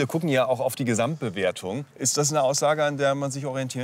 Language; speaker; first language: German; native; German